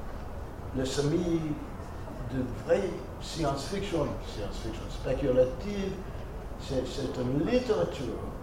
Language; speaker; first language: French; non-native, fluent; English